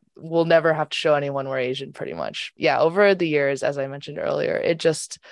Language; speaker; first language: English; native; English